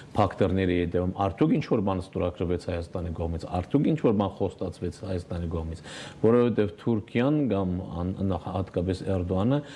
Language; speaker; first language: Armenian; native; Armenian